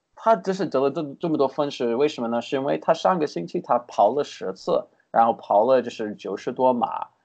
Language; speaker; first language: Chinese; early bilingual, heritage; Chinese